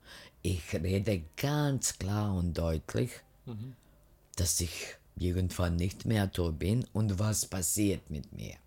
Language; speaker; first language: German; non-native, fluent; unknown